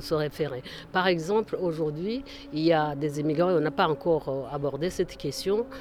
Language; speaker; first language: French; non-native, local second language; Kinyarwanda